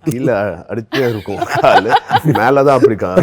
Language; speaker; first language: Tamil; non-native, fluent; Telugu